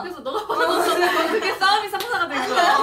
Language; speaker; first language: Korean; native; Korean